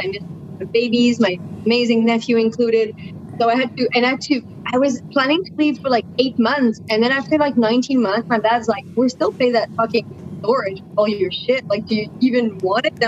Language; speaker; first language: English; non-native, fluent; French